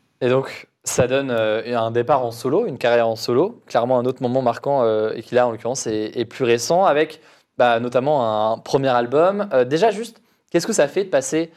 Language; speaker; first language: French; native; French